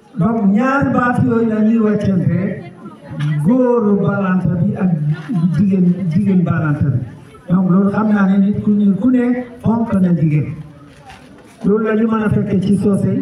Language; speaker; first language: Wolof; non-native, local second language; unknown